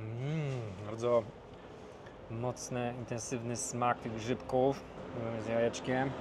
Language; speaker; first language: Polish; native; Polish